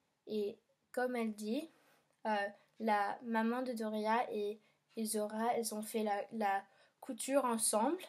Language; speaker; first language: French; non-native, learner; English